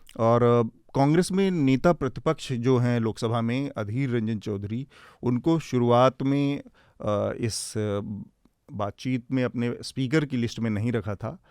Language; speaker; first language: Hindi; native; Hindi